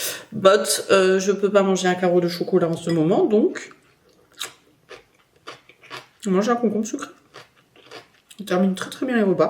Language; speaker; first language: French; native; French